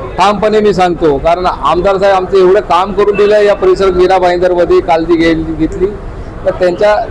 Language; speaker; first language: Marathi; non-native, local second language; Urdu